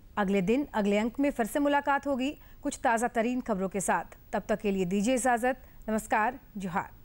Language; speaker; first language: Hindi; native; Hindi